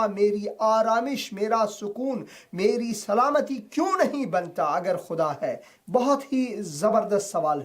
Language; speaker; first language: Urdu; non-native, fluent; Persian